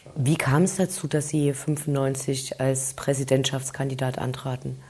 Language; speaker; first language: German; native; German